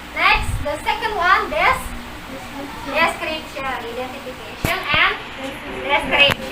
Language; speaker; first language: English; non-native, fluent; Indonesian